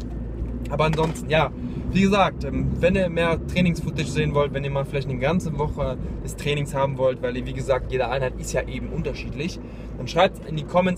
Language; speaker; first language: German; native; German